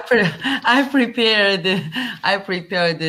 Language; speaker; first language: English; non-native, learner; Korean